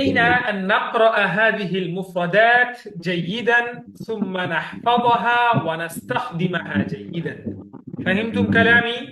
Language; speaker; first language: Arabic; non-native, fluent; Bangla